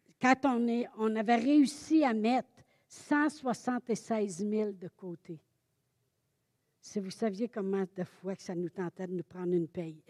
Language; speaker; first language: French; native; French